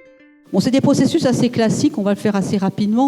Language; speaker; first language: French; native; French